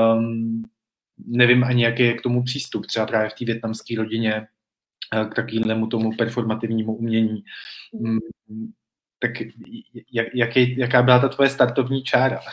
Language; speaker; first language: Czech; native; Czech